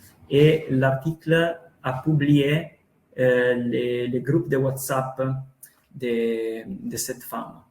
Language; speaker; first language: French; non-native, fluent; Italian